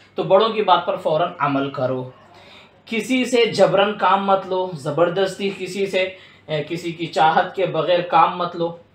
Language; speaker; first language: Urdu; native; Urdu